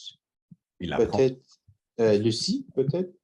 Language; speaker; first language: French; non-native, learner; Turkish